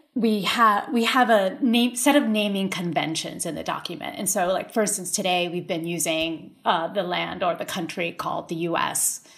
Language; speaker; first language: English; early bilingual, other home language; Spanish